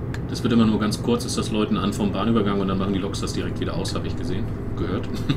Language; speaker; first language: German; native; German